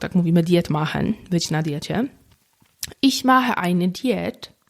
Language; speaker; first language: German; non-native, fluent; Polish